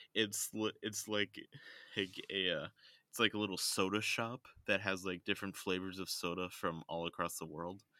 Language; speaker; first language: English; native; English